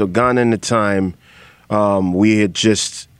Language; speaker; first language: English; non-native, local second language; Akan